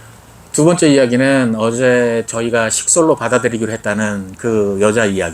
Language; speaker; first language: Korean; native; Korean